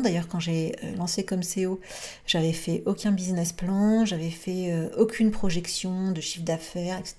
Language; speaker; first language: French; native; French